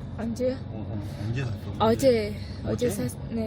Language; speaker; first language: Korean; non-native, learner; Vietnamese